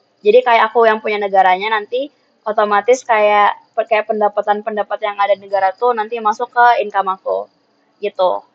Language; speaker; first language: Indonesian; native; Indonesian